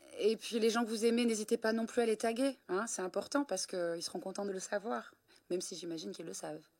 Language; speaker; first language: French; native; French